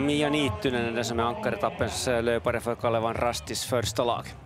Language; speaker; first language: Swedish; native; Swedish